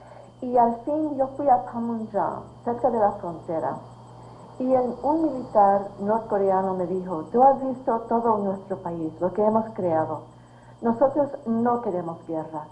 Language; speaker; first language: Spanish; early bilingual, heritage; Spanish